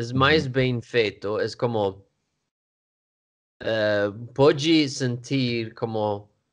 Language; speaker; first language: Portuguese; non-native, learner; Swedish